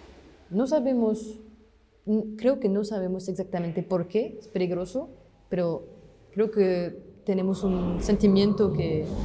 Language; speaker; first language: Spanish; non-native, fluent; French